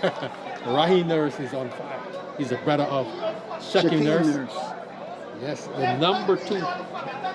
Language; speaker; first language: English; native; English